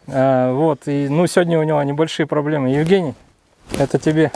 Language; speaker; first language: Russian; native; Russian